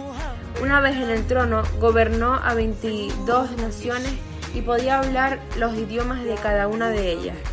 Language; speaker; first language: Spanish; native; Spanish